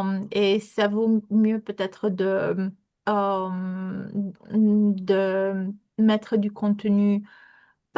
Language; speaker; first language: French; non-native, fluent; Romanian